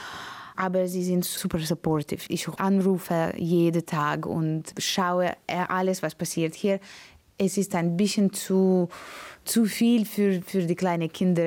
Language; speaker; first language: German; non-native, fluent; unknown